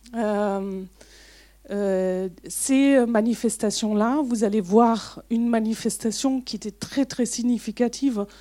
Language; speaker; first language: French; non-native, fluent; German